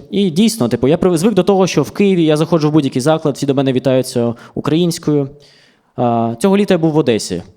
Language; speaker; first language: Ukrainian; non-native, local second language; Russian